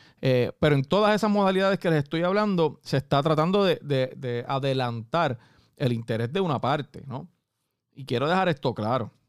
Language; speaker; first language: Spanish; native; Spanish